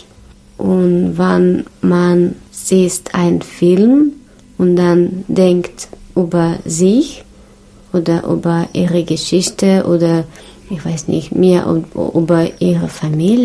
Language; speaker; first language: German; non-native, learner; Russian